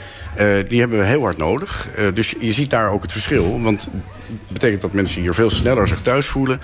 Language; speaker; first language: Dutch; native; Dutch